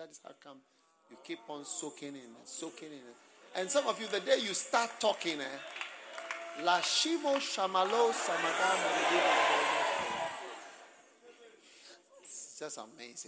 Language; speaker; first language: English; non-native, local second language; Akan